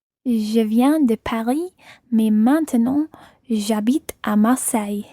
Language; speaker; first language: French; non-native, learner; English